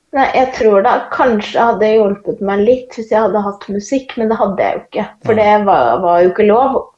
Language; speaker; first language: Norwegian; native; Norwegian